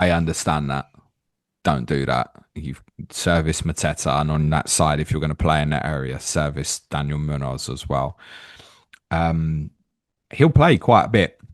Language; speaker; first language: English; native; English